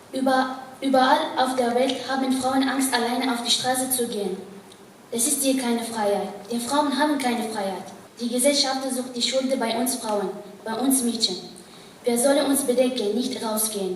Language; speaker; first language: German; non-native, learner; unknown